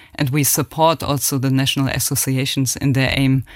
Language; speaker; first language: English; non-native, fluent; German